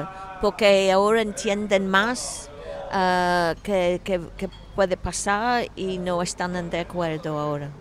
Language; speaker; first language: Spanish; non-native, fluent; English